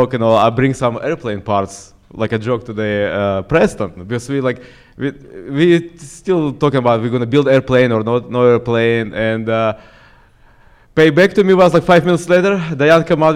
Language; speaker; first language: English; non-native, fluent; Ukrainian